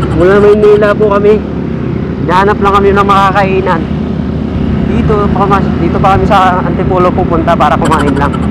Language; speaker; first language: Filipino; non-native, local second language; Hiligaynon